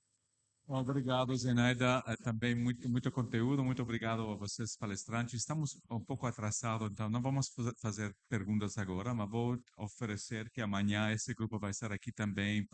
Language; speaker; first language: Portuguese; non-native, learner; English